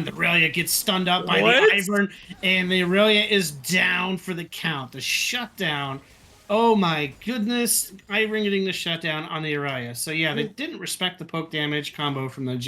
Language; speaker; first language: English; native; English